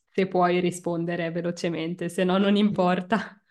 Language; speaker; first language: Italian; native; Italian